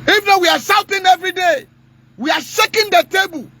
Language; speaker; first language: English; non-native, local second language; Yoruba